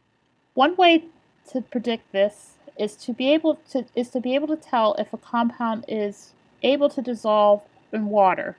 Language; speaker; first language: English; native; English